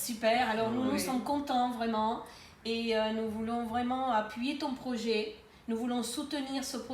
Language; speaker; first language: French; native; French